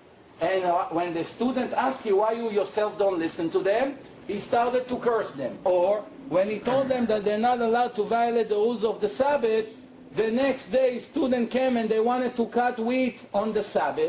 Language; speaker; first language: English; non-native, fluent; Hebrew